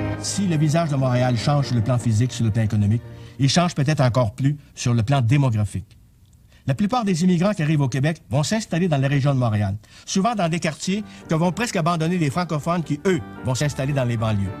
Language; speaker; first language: French; native; French